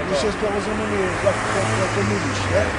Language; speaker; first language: Polish; early bilingual, heritage; French